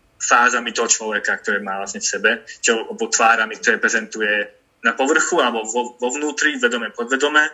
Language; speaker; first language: Slovak; non-native, local second language; Hungarian